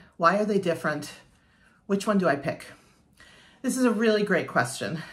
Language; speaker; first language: English; native; English